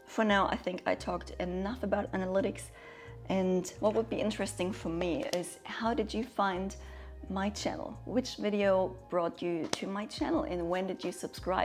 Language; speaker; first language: English; non-native, fluent; German